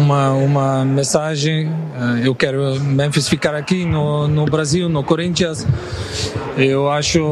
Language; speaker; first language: Portuguese; non-native, learner; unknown